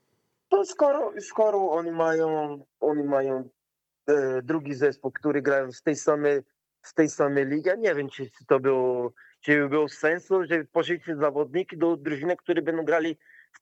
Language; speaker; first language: Polish; non-native, learner; Portuguese